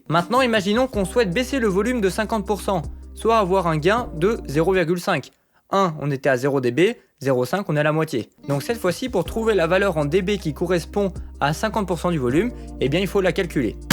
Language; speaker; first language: French; native; French